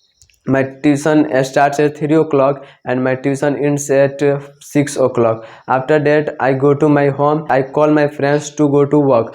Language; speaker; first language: English; non-native, learner; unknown